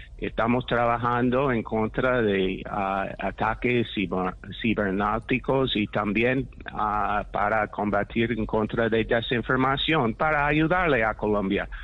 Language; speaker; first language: Spanish; non-native, fluent; English